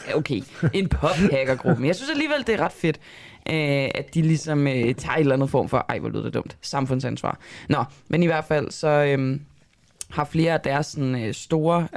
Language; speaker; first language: Danish; native; Danish